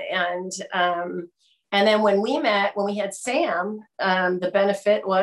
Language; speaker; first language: English; native; English